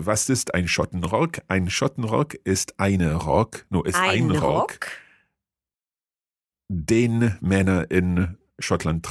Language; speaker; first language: German; non-native, fluent; English